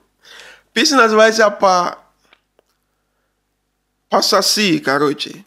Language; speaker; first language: Russian; non-native, learner; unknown